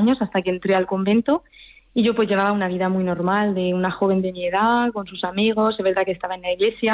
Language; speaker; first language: Spanish; early bilingual, heritage; French